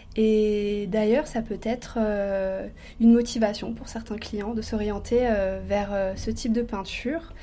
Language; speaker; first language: French; native; French